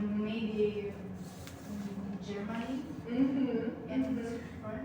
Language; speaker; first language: English; non-native, learner; Russian